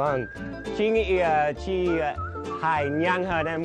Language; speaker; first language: Vietnamese; non-native, learner; English